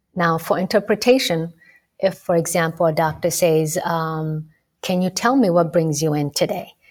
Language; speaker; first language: English; non-native, local second language; Somali